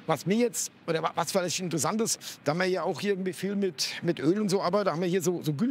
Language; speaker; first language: German; native; German